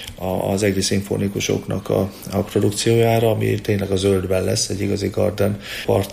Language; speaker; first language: Hungarian; native; Hungarian